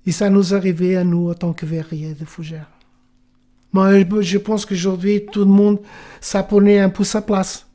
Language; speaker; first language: French; non-native, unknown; Portuguese